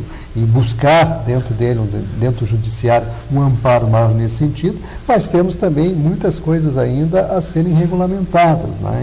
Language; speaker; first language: Portuguese; native; Portuguese